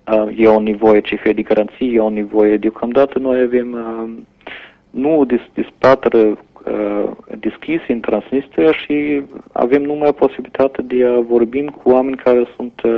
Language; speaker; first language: Romanian; non-native, learner; German